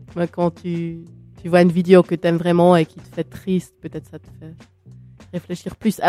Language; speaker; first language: French; native; French